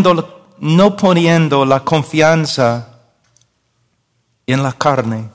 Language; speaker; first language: Spanish; non-native, fluent; English